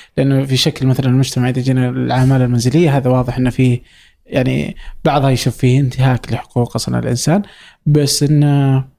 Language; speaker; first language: Arabic; native; Arabic